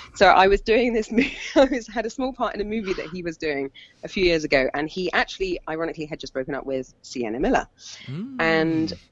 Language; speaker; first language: English; native; English